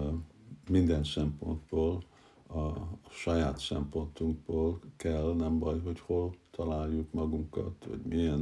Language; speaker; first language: Hungarian; early bilingual, heritage; Hungarian